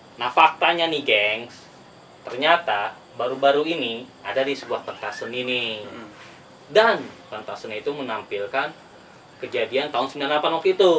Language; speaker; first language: Indonesian; native; Indonesian